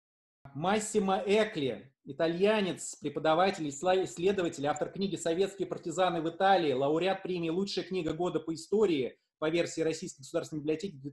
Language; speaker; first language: Russian; native; Russian